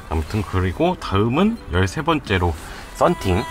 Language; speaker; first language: Korean; native; Korean